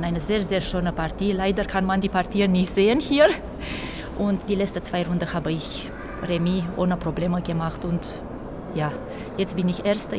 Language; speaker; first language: German; non-native, fluent; Romanian